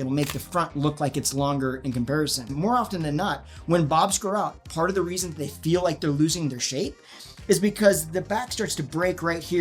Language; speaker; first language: English; native; English